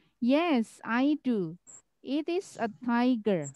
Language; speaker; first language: English; non-native, fluent; Indonesian